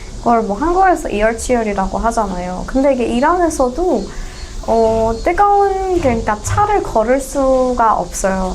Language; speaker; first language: Korean; non-native, fluent; Persian